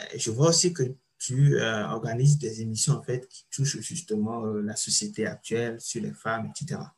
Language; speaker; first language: French; non-native, local second language; Ewe